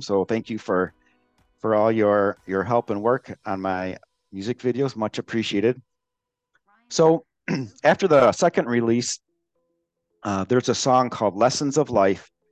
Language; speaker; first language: English; native; English